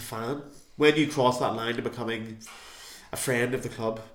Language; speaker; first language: English; native; English